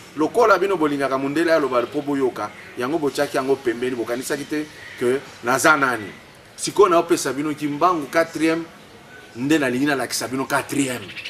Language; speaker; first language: Lingala; non-native, local second language; Swahili